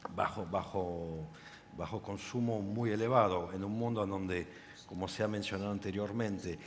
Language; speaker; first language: Spanish; non-native, fluent; French